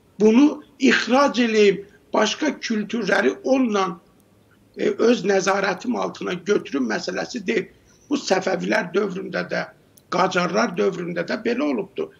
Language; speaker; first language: Azerbaijani; native; Azerbaijani